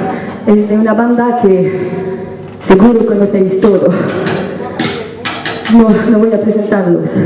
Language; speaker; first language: Spanish; non-native, learner; French